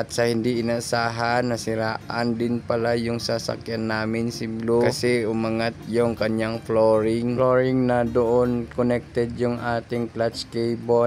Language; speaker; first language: Filipino; non-native, local second language; Cebuano